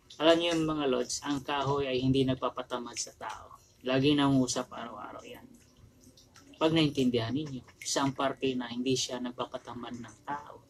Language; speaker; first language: Filipino; non-native, local second language; Cebuano